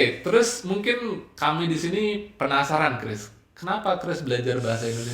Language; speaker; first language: Indonesian; native; Indonesian